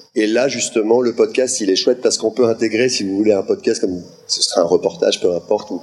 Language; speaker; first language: French; native; French